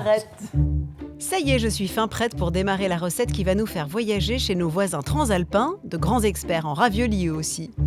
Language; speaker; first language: French; native; French